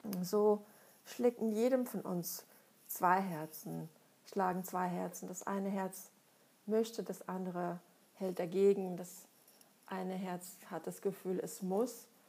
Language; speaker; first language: German; non-native, fluent; Russian